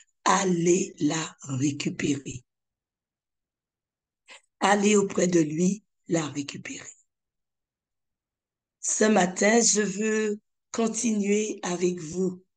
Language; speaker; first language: French; native; French